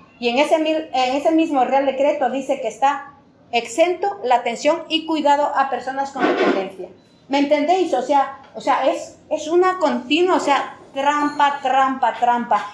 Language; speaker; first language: Spanish; native; Spanish